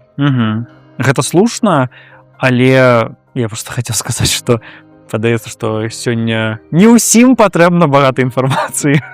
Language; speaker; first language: Belarusian; non-native, local second language; Russian